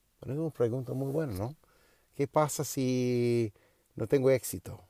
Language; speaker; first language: Spanish; non-native, learner; English